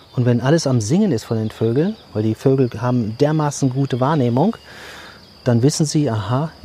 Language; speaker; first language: German; native; German